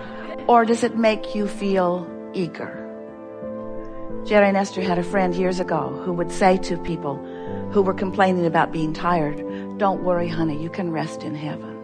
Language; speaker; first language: English; native; English